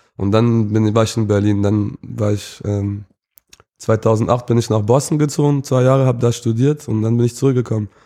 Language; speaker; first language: German; early bilingual, other home language; English